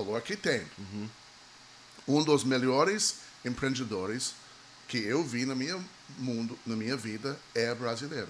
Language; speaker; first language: Portuguese; non-native, fluent; English